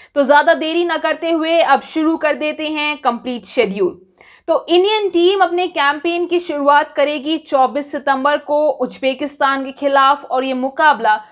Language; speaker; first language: Hindi; native; Hindi